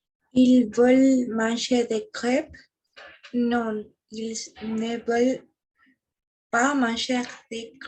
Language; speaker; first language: French; non-native, learner; Spanish